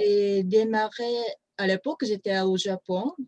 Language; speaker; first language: French; non-native, fluent; Japanese